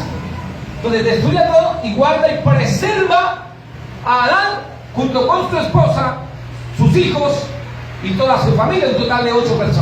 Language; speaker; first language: Spanish; native; Spanish